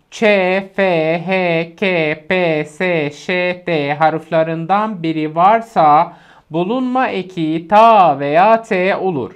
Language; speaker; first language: Turkish; non-native, fluent; Arabic